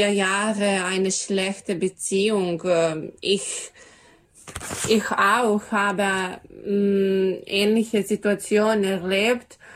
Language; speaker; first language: German; non-native, learner; Serbian